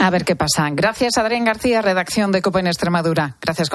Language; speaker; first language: Spanish; native; Spanish